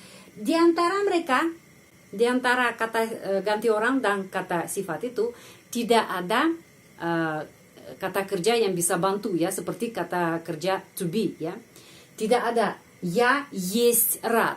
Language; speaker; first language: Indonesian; non-native, fluent; Russian